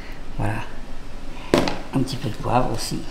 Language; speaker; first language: French; native; French